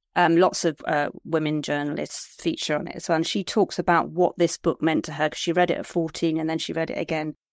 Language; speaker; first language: English; native; English